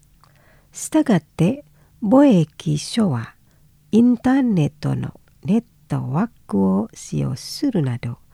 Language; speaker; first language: Japanese; non-native, fluent; Indonesian